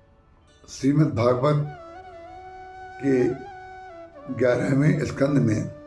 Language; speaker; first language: Hindi; native; Hindi